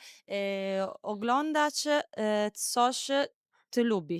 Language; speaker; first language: Polish; non-native, learner; Italian